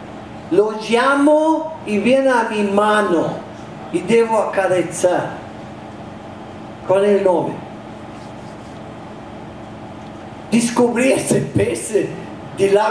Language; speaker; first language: Spanish; non-native, fluent; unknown